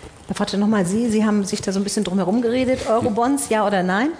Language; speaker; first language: German; native; German